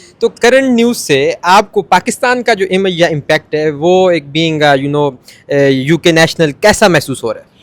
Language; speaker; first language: Urdu; native; Urdu